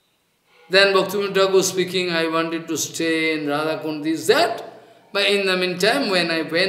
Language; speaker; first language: English; non-native, local second language; Bangla